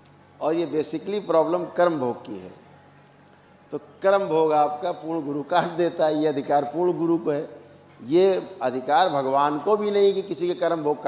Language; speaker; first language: Hindi; native; Hindi